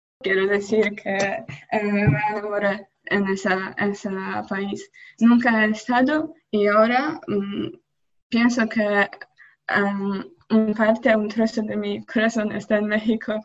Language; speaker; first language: Spanish; non-native, learner; Polish